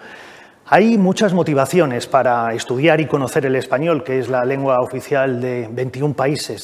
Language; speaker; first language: Spanish; native; Spanish